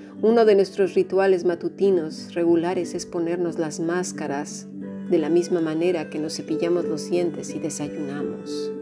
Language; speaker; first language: Spanish; native; Spanish